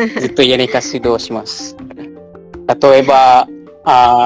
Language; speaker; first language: Japanese; non-native, learner; Malay